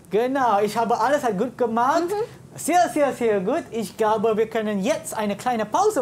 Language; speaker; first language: German; non-native, learner; Malay